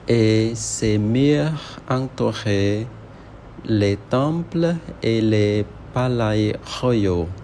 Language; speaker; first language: French; non-native, learner; Khmer